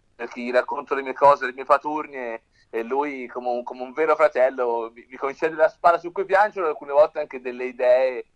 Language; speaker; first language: Italian; native; Italian